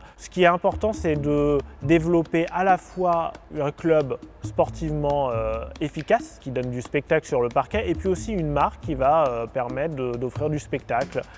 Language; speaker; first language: French; native; French